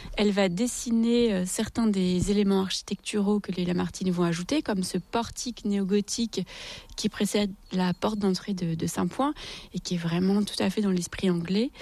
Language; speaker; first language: French; native; French